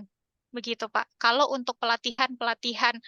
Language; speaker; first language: Indonesian; native; Indonesian